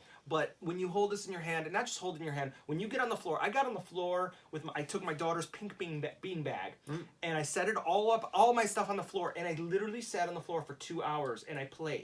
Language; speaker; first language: English; native; English